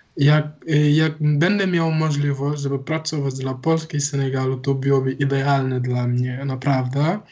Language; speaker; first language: Polish; non-native, learner; Wolof